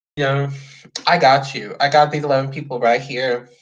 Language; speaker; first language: English; native; English